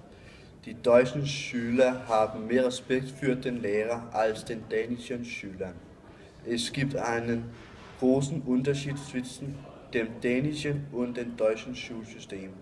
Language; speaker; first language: German; non-native, learner; Danish